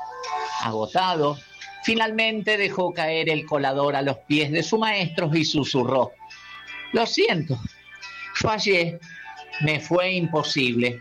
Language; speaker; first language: Spanish; native; Spanish